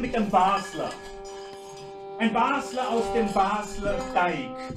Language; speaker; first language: German; native; German